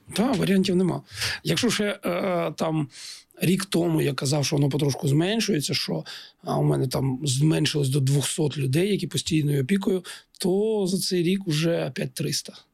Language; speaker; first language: Ukrainian; non-native, local second language; Russian